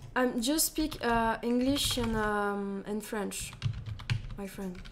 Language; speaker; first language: English; non-native, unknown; French